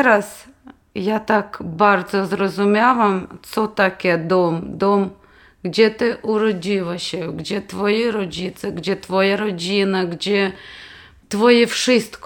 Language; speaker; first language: Polish; non-native, learner; Ukrainian